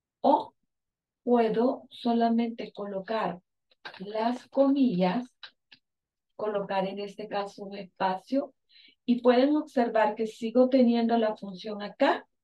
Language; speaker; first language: Spanish; native; Spanish